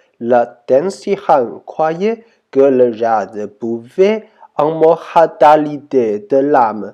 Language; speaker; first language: French; non-native, learner; Chinese